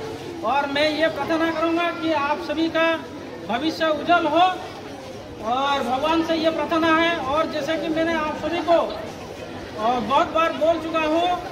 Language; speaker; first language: Hindi; non-native, local second language; Odia